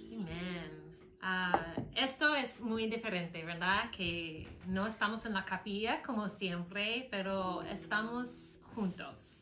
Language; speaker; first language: Spanish; non-native, fluent; English